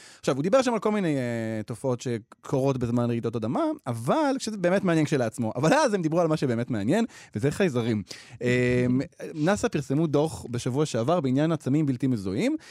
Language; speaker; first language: Hebrew; native; Hebrew